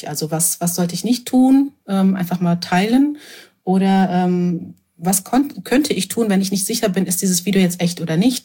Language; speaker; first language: German; native; German